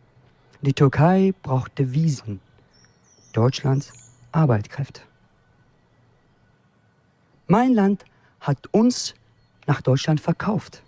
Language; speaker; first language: German; non-native, fluent; Kurdish